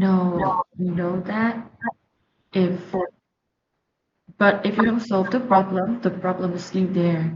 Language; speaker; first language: English; non-native, learner; Vietnamese